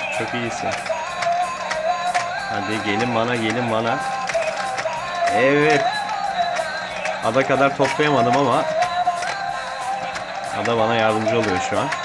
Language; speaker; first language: Turkish; native; Turkish